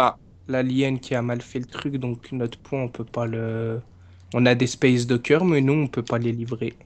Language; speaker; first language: French; native; French